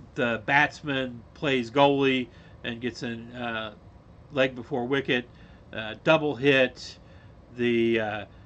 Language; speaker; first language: English; native; English